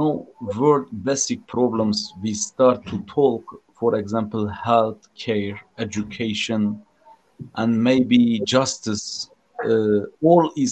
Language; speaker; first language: English; non-native, fluent; Turkish